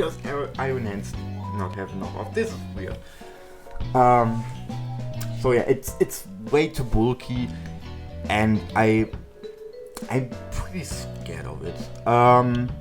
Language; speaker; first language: English; non-native, fluent; German